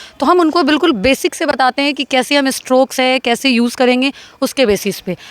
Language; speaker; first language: Hindi; native; Hindi